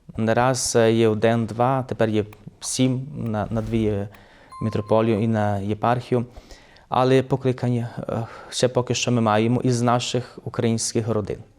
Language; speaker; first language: Ukrainian; early bilingual, heritage; Ukrainian